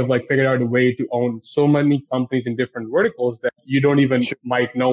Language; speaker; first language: English; non-native, local second language; Urdu